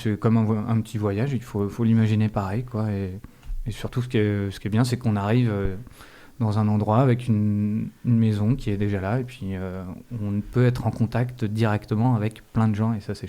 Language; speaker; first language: French; native; French